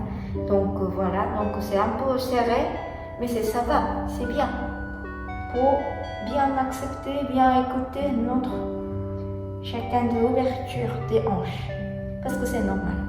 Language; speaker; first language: French; non-native, learner; Japanese